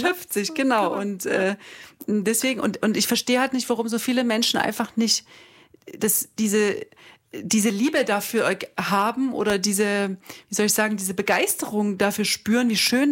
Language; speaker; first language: German; native; German